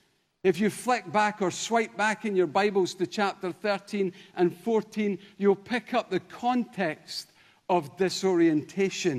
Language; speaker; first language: English; native; English